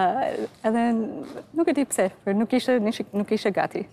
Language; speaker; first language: Albanian; non-native, learner; English